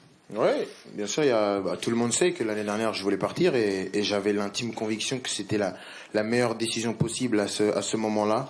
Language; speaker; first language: French; native; French